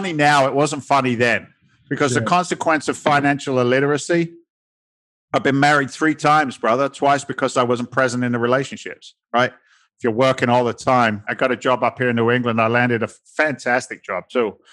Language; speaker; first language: English; native; English